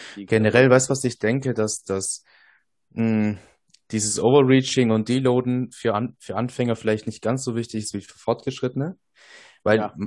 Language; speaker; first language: German; native; German